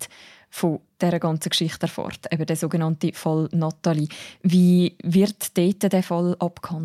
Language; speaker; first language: German; native; German